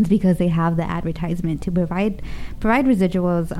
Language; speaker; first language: English; early bilingual, other home language; Spanish